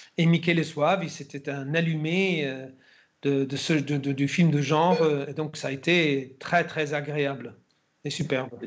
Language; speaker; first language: French; non-native, fluent; German